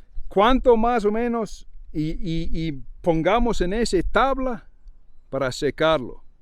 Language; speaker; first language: Spanish; non-native, fluent; English